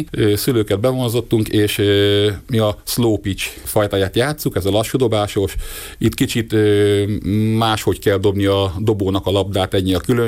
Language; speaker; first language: Hungarian; native; Hungarian